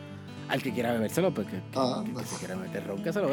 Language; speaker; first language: Spanish; native; Spanish